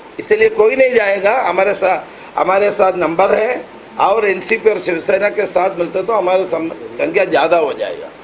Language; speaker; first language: Hindi; non-native, local second language; Marathi